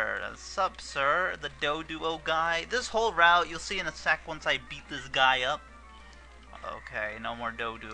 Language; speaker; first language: English; native; English